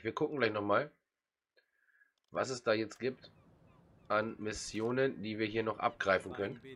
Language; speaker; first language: German; native; German